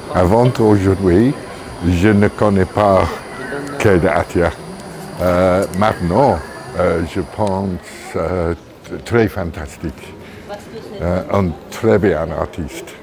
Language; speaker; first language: French; non-native, learner; English